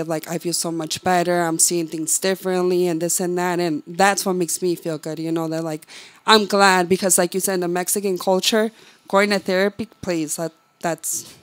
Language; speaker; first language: English; early bilingual, other home language; Spanish